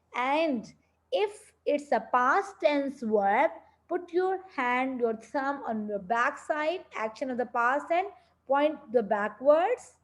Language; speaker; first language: English; non-native, local second language; Urdu